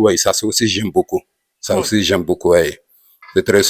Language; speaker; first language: French; non-native, local second language; Wolof